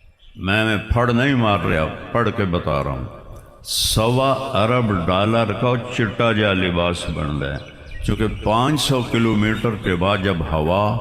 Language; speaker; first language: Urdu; non-native, local second language; Punjabi